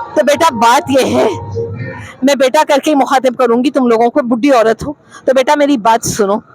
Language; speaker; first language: Urdu; native; Urdu